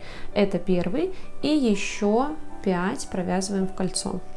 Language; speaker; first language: Russian; native; Russian